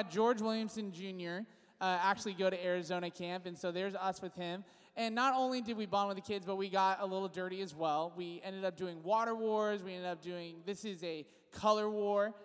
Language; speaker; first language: English; native; English